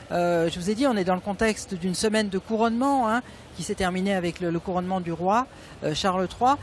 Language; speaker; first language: French; native; French